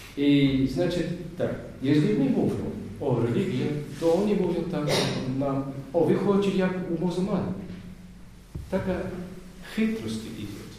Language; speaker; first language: Polish; non-native, learner; Dutch